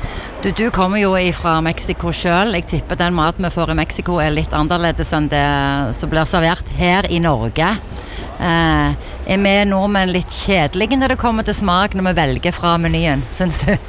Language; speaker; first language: Norwegian; native; Norwegian